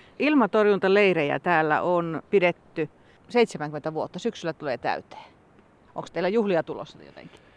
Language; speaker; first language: Finnish; native; Finnish